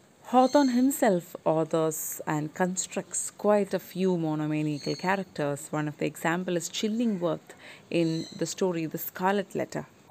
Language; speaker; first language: English; non-native, local second language; Malayalam